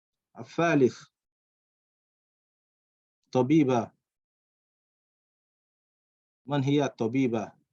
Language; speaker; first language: Arabic; non-native, fluent; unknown